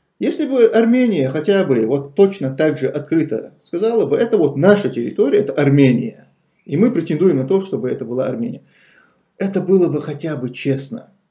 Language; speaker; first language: Russian; non-native, local second language; Chechen